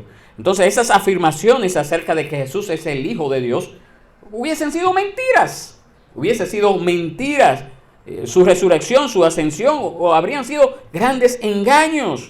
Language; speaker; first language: Spanish; native; Spanish